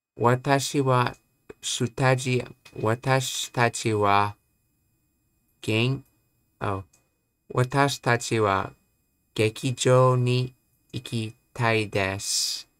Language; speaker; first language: Japanese; non-native, learner; English